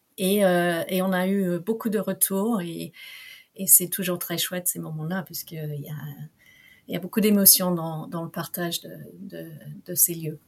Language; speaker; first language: French; non-native, fluent; English